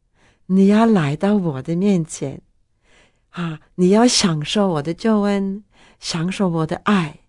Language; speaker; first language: Chinese; non-native, fluent; Norwegian